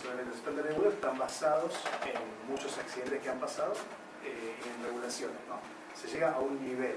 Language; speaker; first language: Spanish; native; Spanish